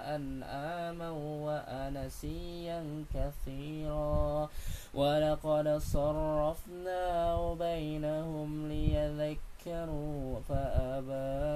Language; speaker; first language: Arabic; non-native, learner; Indonesian